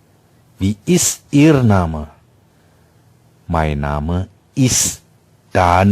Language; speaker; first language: German; non-native, fluent; Indonesian